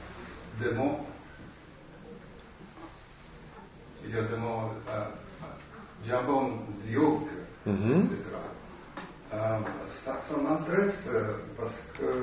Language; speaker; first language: French; non-native, learner; Japanese